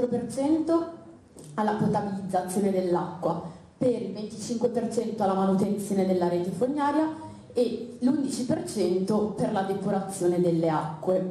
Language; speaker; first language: Italian; native; Italian